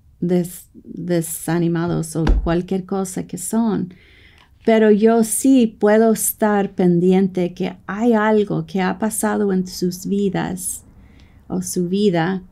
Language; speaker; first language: Spanish; non-native, fluent; English